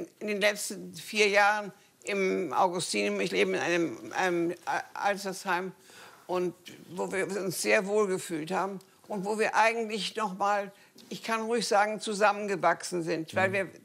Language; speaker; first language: German; native; German